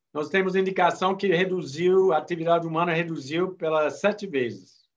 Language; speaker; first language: Portuguese; non-native, fluent; English